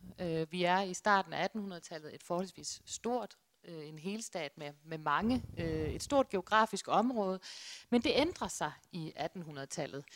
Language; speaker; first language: Danish; native; Danish